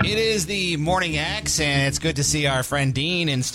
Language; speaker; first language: English; native; English